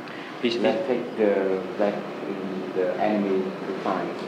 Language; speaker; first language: English; non-native, learner; Vietnamese